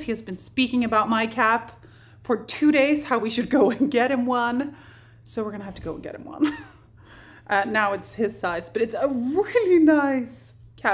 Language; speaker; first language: English; non-native, fluent; Swedish